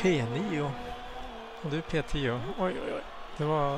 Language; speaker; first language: Swedish; native; Swedish